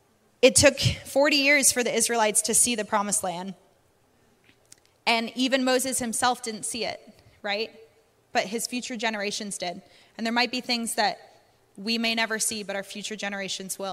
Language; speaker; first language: English; native; English